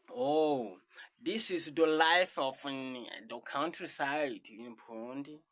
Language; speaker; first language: English; non-native, learner; Rundi